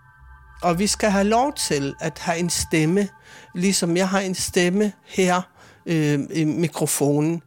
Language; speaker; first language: Swedish; non-native, fluent; Kalaallisut